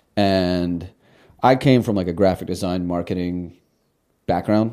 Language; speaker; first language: English; early bilingual, other home language; Russian